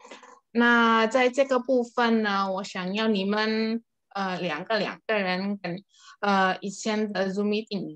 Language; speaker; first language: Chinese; non-native, fluent; Indonesian